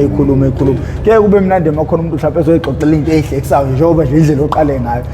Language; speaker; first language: Zulu; native; Zulu